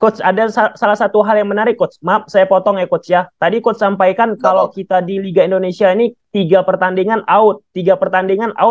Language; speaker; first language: Indonesian; native; Indonesian